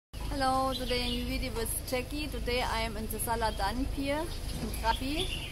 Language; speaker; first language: English; non-native, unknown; German